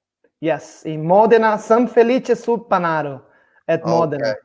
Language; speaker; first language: English; non-native, fluent; Portuguese